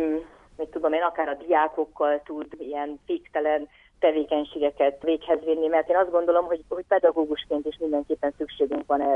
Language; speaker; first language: Hungarian; native; Hungarian